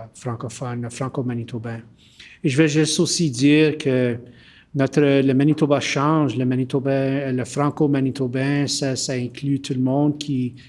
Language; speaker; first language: French; early bilingual, heritage; French